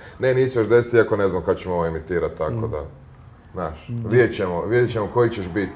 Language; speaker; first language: Croatian; native; Croatian